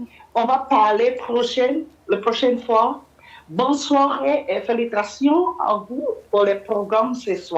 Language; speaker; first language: French; non-native, learner; English